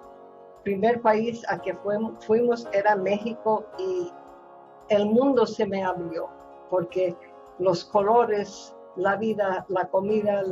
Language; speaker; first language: Spanish; non-native, fluent; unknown